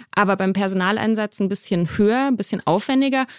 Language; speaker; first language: German; native; German